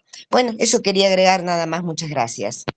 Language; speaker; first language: Spanish; native; Spanish